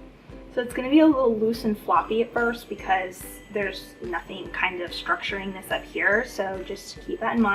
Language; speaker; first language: English; native; English